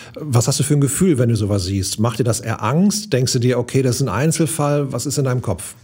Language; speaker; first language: German; native; German